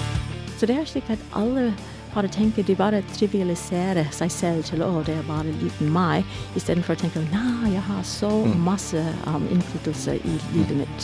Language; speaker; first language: Norwegian; non-native, fluent; English